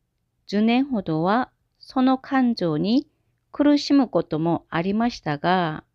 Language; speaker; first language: Japanese; non-native, fluent; Korean